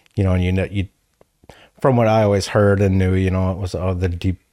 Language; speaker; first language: English; native; English